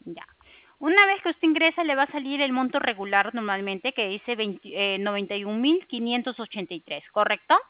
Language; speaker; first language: Spanish; native; Spanish